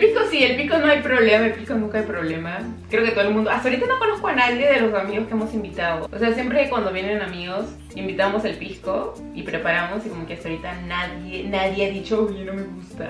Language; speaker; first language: Spanish; native; Spanish